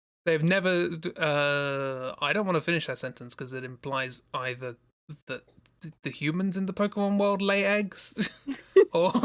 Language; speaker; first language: English; native; English